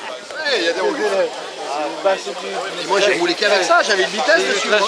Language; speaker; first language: French; native; French